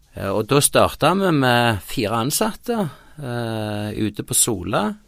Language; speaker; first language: Norwegian; native; Norwegian